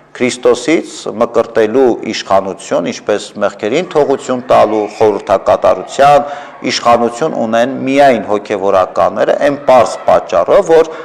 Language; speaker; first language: Armenian; native; Armenian